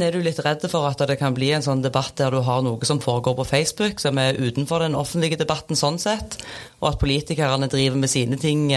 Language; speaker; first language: Norwegian; native; Norwegian